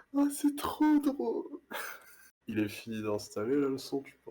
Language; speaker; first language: French; native; French